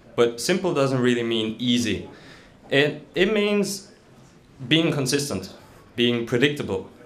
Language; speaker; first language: English; non-native, fluent; German